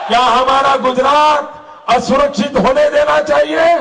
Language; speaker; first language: Hindi; non-native, local second language; Gujarati